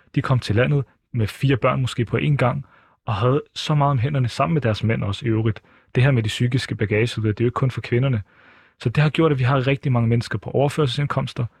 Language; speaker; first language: Danish; early bilingual, other home language; Arabic